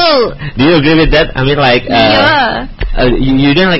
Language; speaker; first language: English; non-native, learner; Indonesian